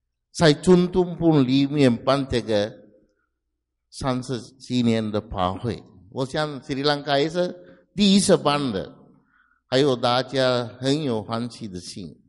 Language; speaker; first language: Chinese; non-native, fluent; Sinhala